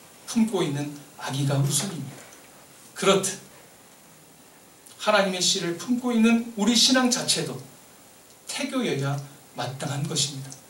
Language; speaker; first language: Korean; native; Korean